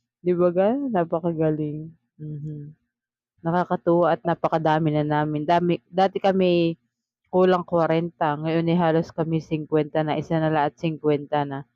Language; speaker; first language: Filipino; native; Filipino